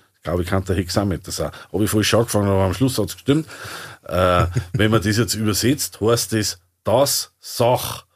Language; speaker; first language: German; native; German